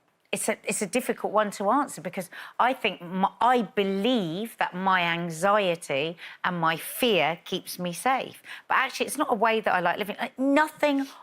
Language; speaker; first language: English; native; English